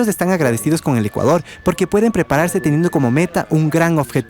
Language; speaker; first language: Spanish; native; Spanish